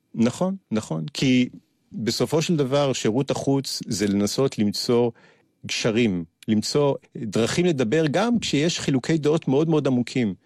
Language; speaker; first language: Hebrew; early bilingual, other home language; French